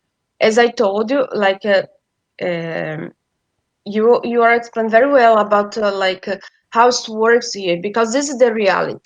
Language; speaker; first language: English; non-native, fluent; Portuguese